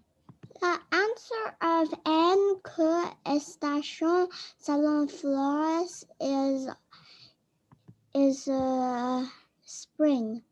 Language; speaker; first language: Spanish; non-native, learner; English